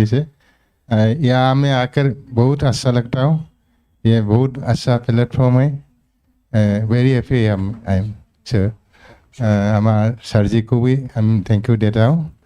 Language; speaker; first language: Hindi; non-native, local second language; Mising